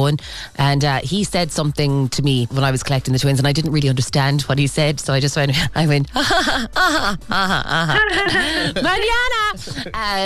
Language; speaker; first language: English; native; English